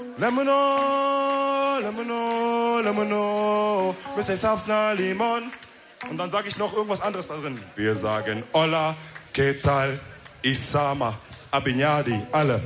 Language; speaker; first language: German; early bilingual, other home language; Wolof